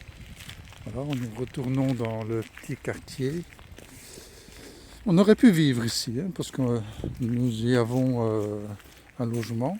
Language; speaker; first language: French; native; French